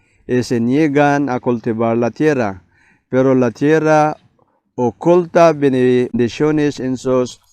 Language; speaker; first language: Spanish; non-native, fluent; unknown